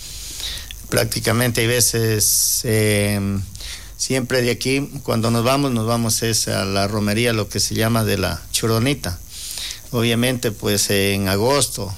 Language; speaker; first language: Spanish; native; Spanish